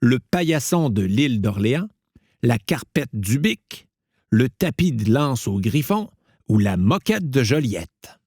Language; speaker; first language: French; native; French